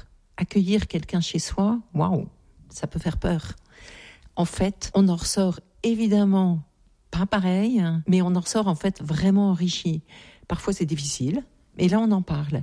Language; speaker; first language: French; native; French